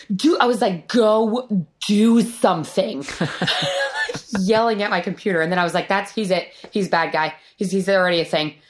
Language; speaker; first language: English; native; English